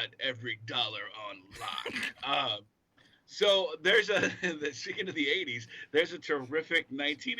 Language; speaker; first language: English; native; English